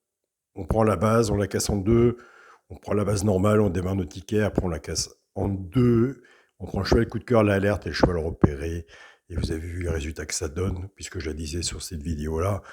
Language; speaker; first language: French; native; French